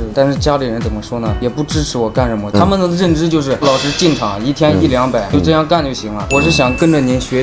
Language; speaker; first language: Chinese; native; Chinese